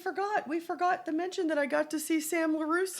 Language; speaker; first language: English; native; English